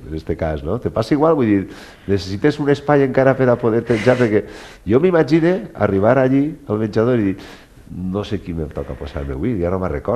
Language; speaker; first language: Catalan; native; Catalan